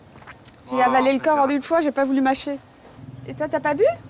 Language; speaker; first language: French; native; French